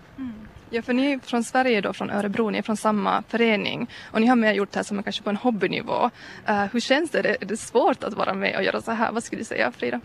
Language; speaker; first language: Swedish; native; Swedish